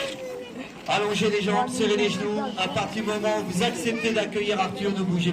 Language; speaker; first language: French; native; French